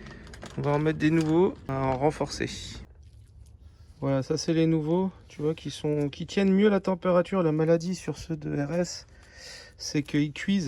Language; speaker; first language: French; native; French